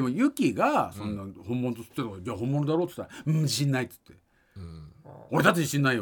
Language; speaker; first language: Japanese; native; Japanese